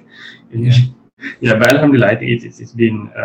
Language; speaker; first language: English; early bilingual, other home language; Malay